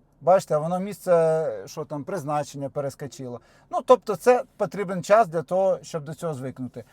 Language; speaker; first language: Ukrainian; non-native, local second language; Russian